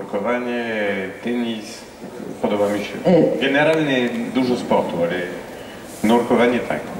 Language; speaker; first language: Polish; non-native, fluent; French